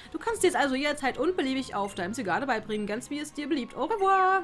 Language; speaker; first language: German; native; German